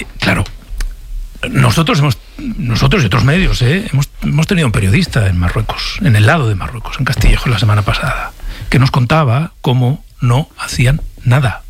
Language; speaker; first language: Spanish; native; Spanish